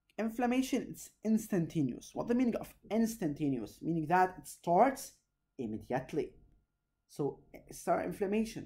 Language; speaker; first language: English; non-native, local second language; Arabic